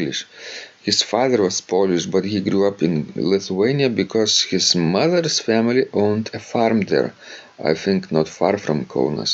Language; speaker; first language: English; non-native, fluent; Lithuanian